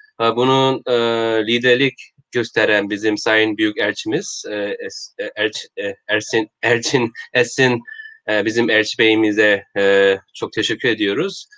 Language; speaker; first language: Turkish; non-native, learner; Korean